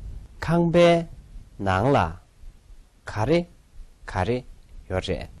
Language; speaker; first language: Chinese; non-native, local second language; Tibetan